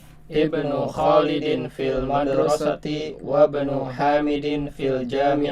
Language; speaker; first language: Arabic; non-native, learner; Indonesian